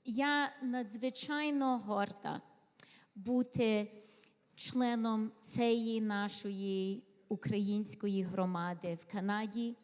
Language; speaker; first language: Ukrainian; early bilingual, heritage; Ukrainian